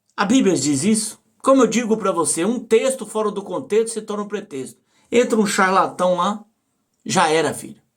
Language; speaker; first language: Portuguese; native; Portuguese